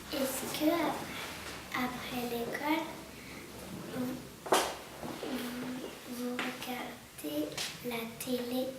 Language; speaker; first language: French; native; French